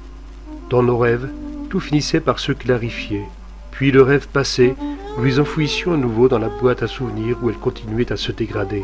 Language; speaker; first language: French; native; French